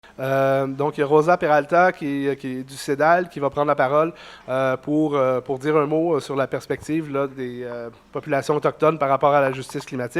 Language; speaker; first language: French; native; French